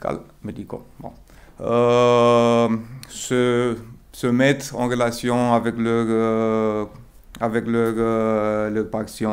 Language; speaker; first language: French; non-native, fluent; Romanian